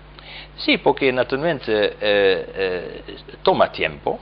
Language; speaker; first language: Spanish; non-native, fluent; Dutch